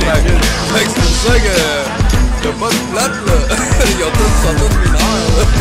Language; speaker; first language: French; native; French